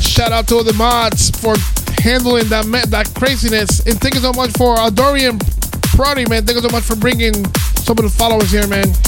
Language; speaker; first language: English; non-native, local second language; Spanish